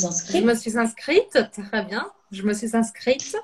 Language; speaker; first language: French; non-native, fluent; Portuguese